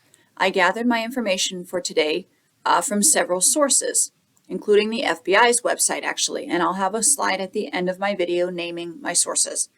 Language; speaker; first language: English; native; English